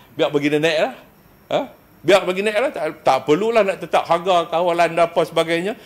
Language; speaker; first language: Malay; native; Malay